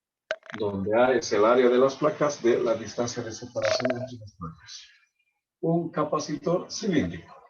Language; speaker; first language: Spanish; native; Spanish